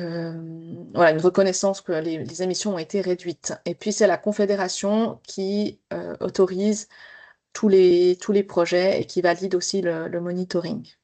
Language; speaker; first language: French; native; French